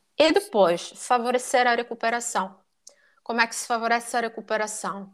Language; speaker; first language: Portuguese; non-native, fluent; Italian